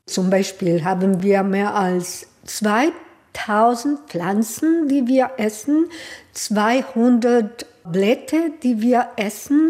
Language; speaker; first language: German; non-native, fluent; Spanish